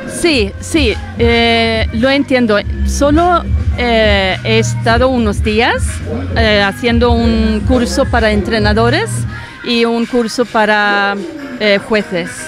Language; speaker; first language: Spanish; non-native, fluent; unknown